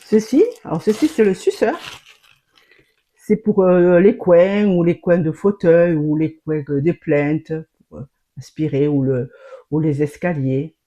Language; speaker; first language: French; native; French